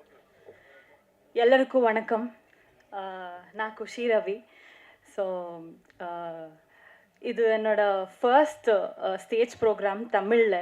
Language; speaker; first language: Tamil; non-native, learner; Kannada